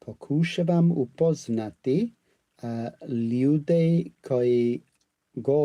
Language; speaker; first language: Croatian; non-native, learner; English